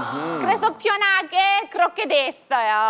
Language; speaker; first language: Korean; non-native, learner; Italian